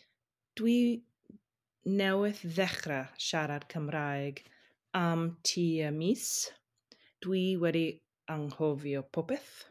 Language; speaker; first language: Welsh; non-native, learner; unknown